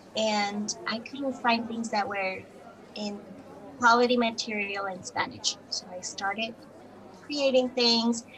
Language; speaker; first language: English; non-native, fluent; Spanish